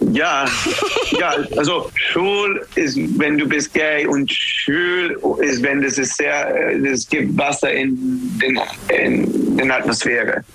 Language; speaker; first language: German; non-native, learner; English